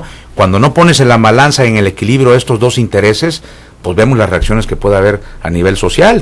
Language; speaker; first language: Spanish; native; Spanish